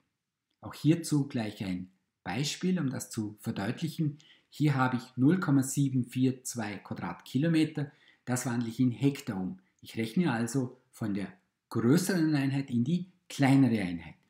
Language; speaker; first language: German; native; German